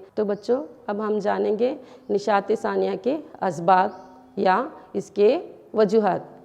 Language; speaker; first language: Urdu; native; Urdu